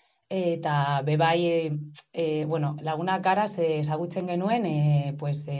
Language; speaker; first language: Basque; non-native, local second language; Spanish